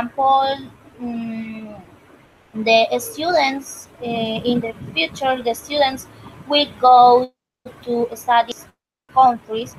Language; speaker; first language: English; non-native, learner; Spanish